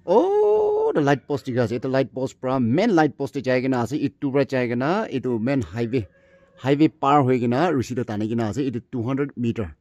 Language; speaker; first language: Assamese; non-native, local second language; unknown